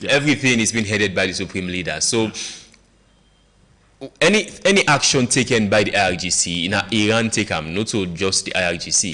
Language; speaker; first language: English; non-native, local second language; Krio